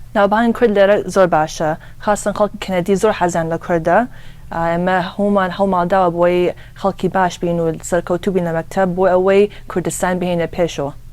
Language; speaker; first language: Central Kurdish; early bilingual, heritage; Central Kurdish